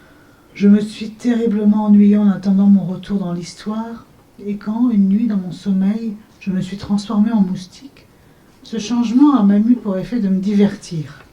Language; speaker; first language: French; native; French